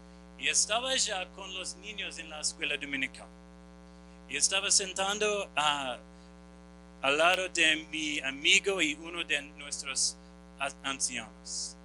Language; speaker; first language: Spanish; non-native, fluent; English